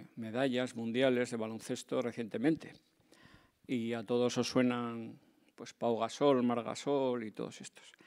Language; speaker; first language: Spanish; native; Spanish